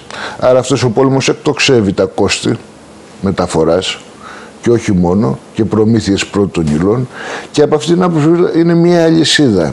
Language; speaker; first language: Greek; native; Greek